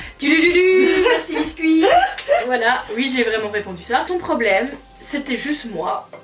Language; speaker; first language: French; native; French